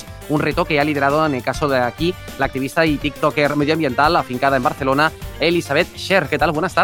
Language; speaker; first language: Spanish; native; Spanish